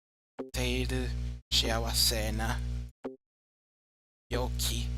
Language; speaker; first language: Japanese; non-native, learner; English